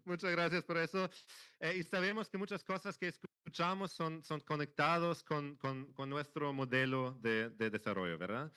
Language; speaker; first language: Spanish; non-native, fluent; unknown